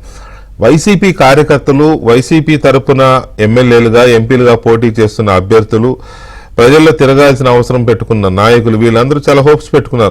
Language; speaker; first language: Telugu; native; Telugu